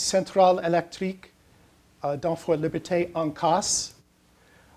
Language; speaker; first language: French; non-native, learner; English